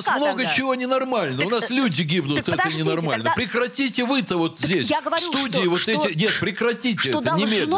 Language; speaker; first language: Russian; native; Russian